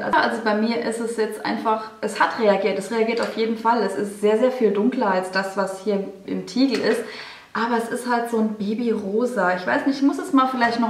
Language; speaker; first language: German; native; German